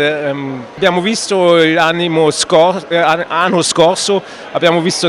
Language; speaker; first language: Italian; non-native, learner; German